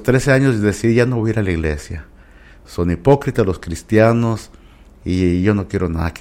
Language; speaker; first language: Spanish; early bilingual, heritage; Spanish